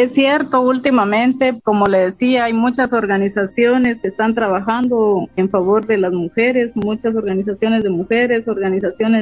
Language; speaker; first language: Spanish; native; Spanish